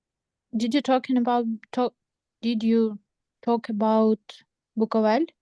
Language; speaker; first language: English; non-native, learner; Ukrainian